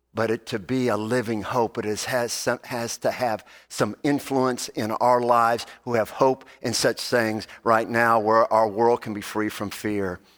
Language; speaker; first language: English; native; English